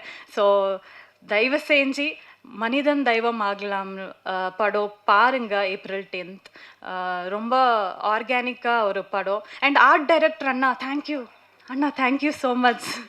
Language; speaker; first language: Tamil; non-native, learner; Kannada